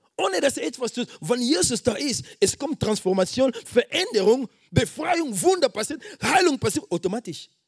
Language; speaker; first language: German; non-native, fluent; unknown